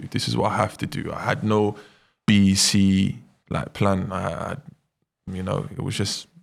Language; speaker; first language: English; native; English